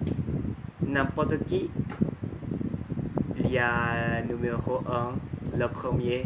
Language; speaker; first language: French; non-native, learner; Thai